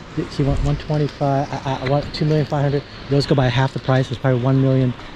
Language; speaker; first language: English; native; English